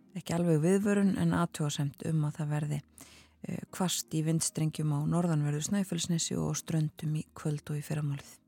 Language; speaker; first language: Icelandic; native; Icelandic